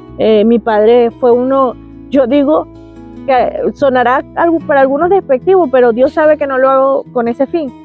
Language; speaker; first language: Spanish; native; Spanish